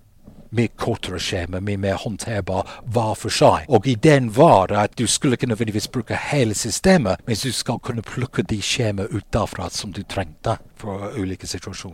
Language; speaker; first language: Norwegian; non-native, fluent; English